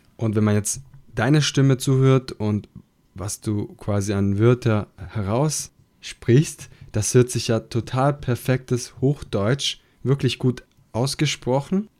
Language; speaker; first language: German; non-native, fluent; Italian